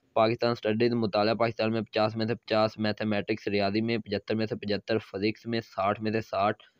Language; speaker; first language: Urdu; non-native, local second language; Punjabi